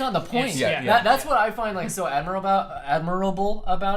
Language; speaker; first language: English; native; English